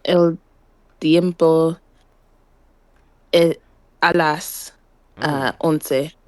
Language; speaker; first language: Spanish; non-native, learner; English